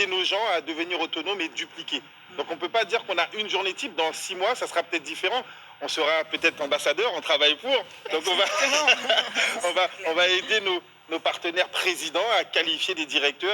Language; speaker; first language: French; native; French